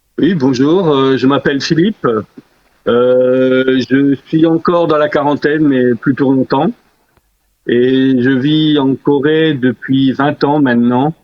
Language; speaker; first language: French; early bilingual, other home language; Korean